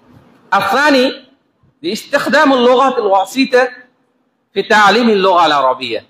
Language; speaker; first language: Arabic; non-native, fluent; Bangla